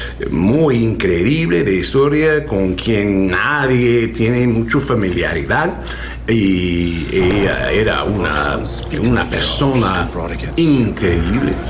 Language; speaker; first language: Spanish; non-native, learner; English